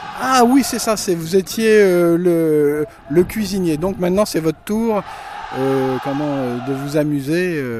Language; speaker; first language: French; native; French